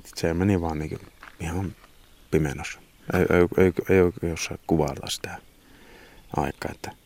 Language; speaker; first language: Finnish; early bilingual, heritage; Finnish